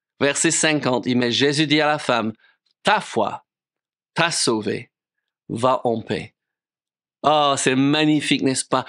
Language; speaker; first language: French; non-native, fluent; English